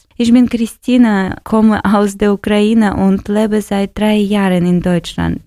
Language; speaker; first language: German; non-native, fluent; Ukrainian